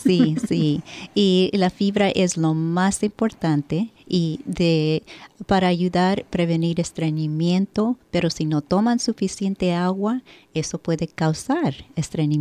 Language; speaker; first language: Spanish; early bilingual, heritage; Spanish